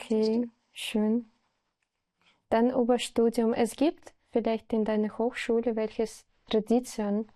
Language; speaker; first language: German; non-native, learner; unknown